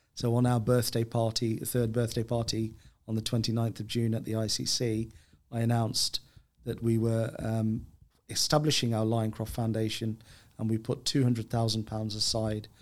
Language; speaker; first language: English; native; English